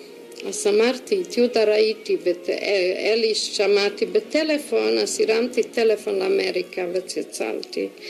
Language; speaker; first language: Hebrew; non-native, fluent; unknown